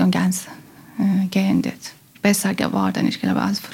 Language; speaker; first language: German; non-native, learner; Persian